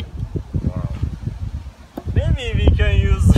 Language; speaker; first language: English; non-native, learner; Turkish